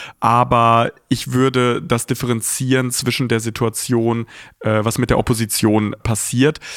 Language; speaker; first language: German; early bilingual, other home language; Russian